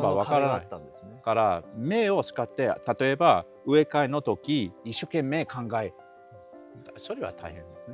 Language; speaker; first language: Japanese; non-native, learner; English